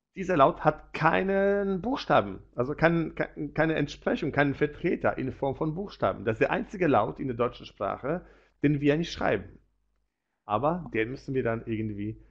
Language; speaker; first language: German; non-native, fluent; Polish